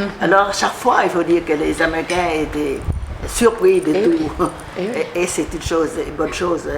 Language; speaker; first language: French; non-native, fluent; Vietnamese